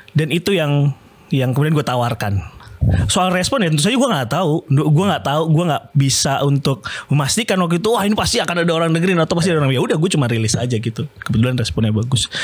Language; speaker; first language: Indonesian; native; Indonesian